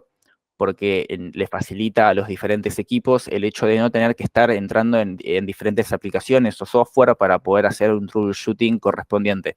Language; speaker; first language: Spanish; native; Spanish